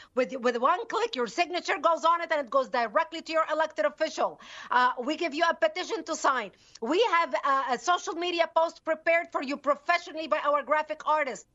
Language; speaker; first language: English; non-native, fluent; Arabic